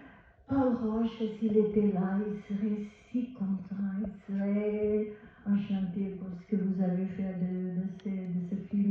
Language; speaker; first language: French; non-native, fluent; Portuguese